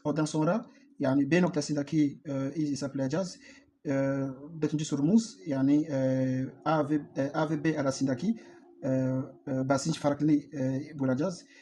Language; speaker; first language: Turkish; non-native, learner; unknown